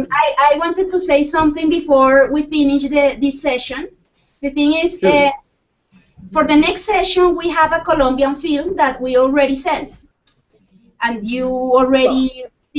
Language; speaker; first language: English; non-native, fluent; Spanish